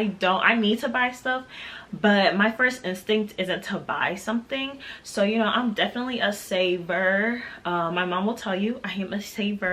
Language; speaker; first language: English; native; English